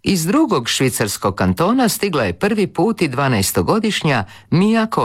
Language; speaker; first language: Croatian; native; Croatian